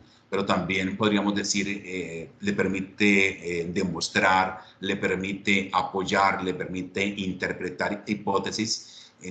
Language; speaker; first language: Spanish; native; Spanish